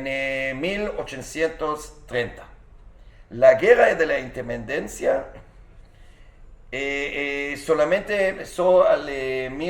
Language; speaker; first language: Spanish; non-native, fluent; Hebrew